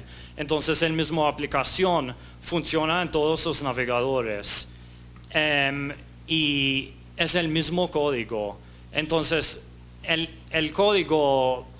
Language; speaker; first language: Spanish; non-native, fluent; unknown